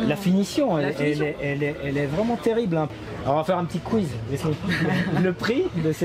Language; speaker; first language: French; native; French